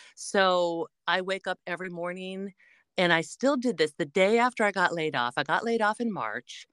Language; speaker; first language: English; native; English